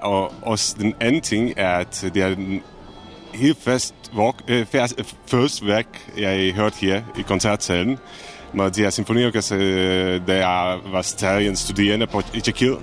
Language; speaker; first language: Danish; non-native, fluent; Czech